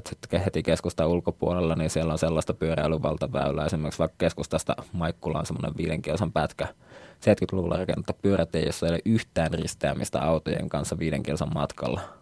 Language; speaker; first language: Finnish; native; Finnish